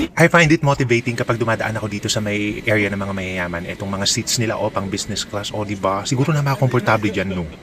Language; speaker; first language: Filipino; native; Filipino